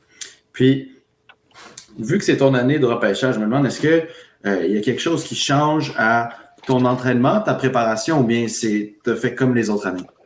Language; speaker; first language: French; native; French